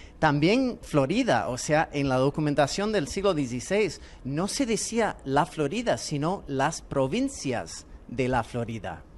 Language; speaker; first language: Spanish; non-native, fluent; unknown